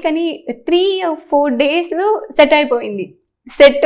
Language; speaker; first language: Telugu; non-native, learner; Tamil